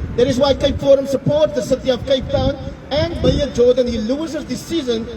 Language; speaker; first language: English; non-native, local second language; Afrikaans